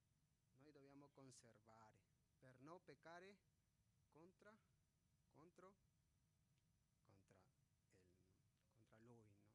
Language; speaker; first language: Italian; non-native, fluent; Spanish